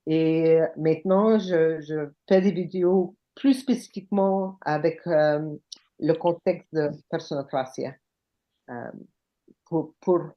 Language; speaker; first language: French; non-native, local second language; English